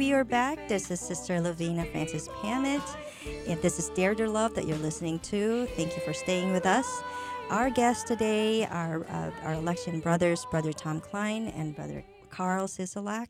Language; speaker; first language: English; non-native, local second language; Filipino